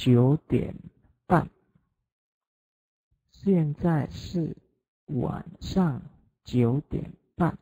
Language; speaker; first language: Chinese; non-native, fluent; Indonesian